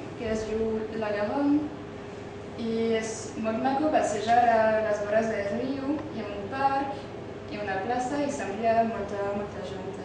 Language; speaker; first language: Catalan; non-native, learner; French